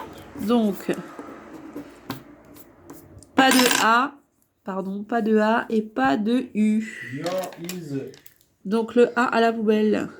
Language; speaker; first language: French; native; French